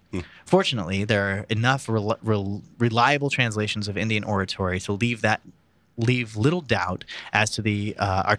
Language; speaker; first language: English; native; English